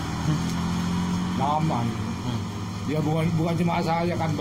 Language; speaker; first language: Indonesian; non-native, local second language; Javanese